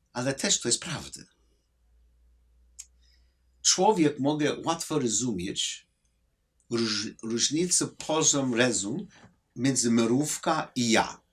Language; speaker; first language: Polish; non-native, learner; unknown